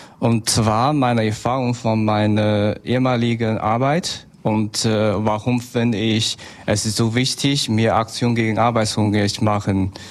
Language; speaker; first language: German; non-native, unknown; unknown